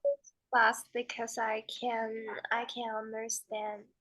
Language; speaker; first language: English; non-native, learner; Chinese